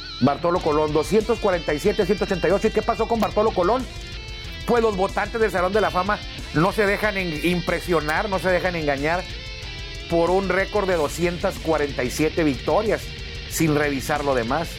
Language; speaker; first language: Spanish; native; Spanish